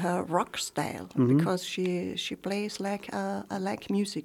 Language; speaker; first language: English; non-native, fluent; German